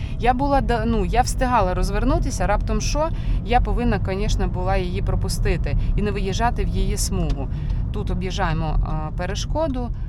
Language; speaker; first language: Ukrainian; non-native, local second language; Russian